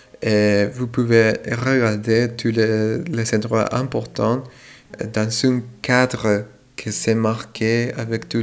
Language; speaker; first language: French; non-native, fluent; Spanish